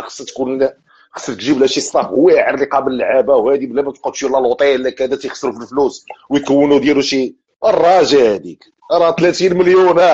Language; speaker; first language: Arabic; native; Arabic